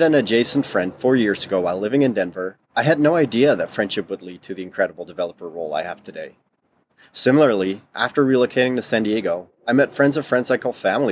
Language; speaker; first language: English; non-native, fluent; Dutch